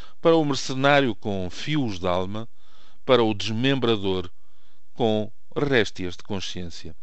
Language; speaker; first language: Portuguese; native; Portuguese